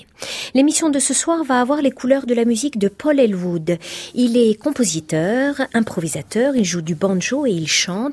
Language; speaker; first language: French; native; French